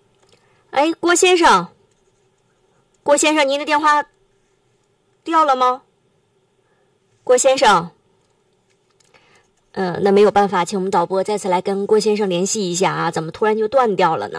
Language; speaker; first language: Chinese; native; Chinese